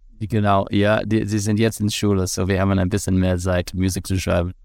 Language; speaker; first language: German; non-native, learner; English